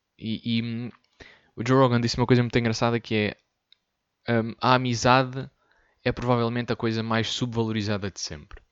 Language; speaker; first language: Portuguese; native; Portuguese